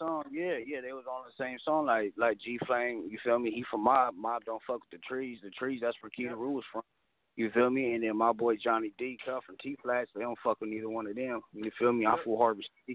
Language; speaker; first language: English; native; English